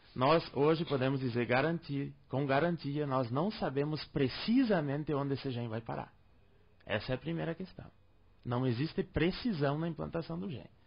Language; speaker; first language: Portuguese; non-native, local second language; German